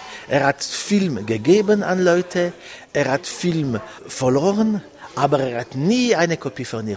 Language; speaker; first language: German; non-native, local second language; French